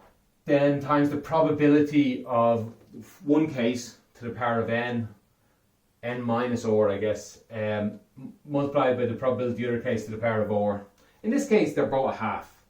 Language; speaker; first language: English; native; English